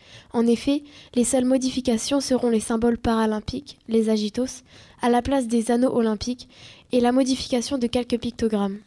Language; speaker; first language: French; native; French